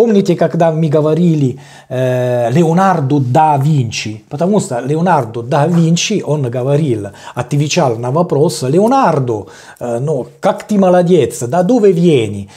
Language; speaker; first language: Russian; non-native, learner; Italian